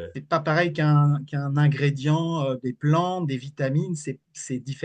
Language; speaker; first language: French; native; French